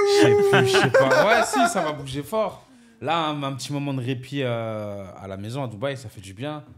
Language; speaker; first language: French; native; French